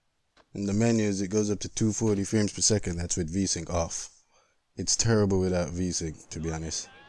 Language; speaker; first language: English; native; English